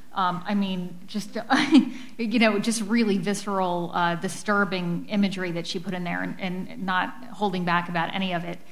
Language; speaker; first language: English; native; English